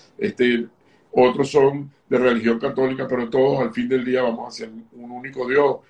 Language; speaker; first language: Spanish; native; Spanish